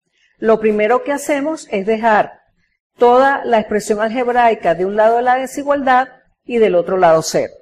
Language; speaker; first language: Spanish; native; Spanish